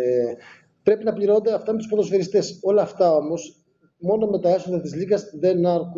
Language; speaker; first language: Greek; native; Greek